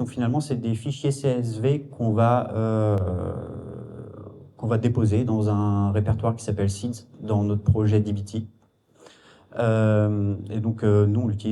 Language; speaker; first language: French; native; French